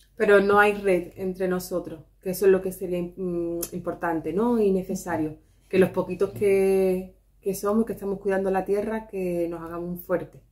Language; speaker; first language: Spanish; native; Spanish